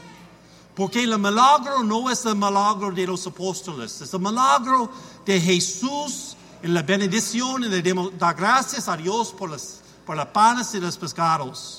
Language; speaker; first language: Spanish; non-native, learner; English